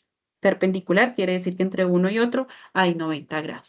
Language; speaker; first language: Spanish; native; Spanish